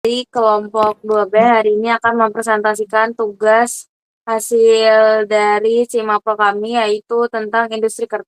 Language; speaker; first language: Indonesian; native; Indonesian